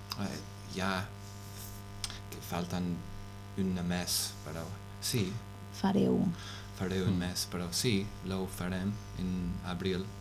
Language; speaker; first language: Catalan; non-native, learner; English